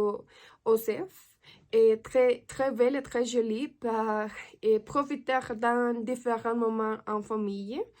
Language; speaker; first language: French; non-native, learner; Spanish